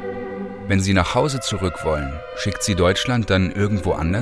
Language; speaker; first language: German; non-native, learner; Arabic